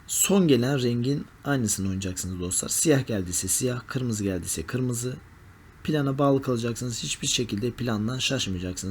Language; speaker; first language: Turkish; native; Turkish